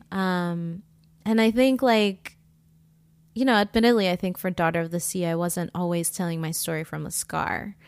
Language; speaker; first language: English; early bilingual, other home language; Spanish